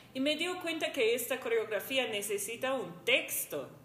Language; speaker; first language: Spanish; non-native, fluent; English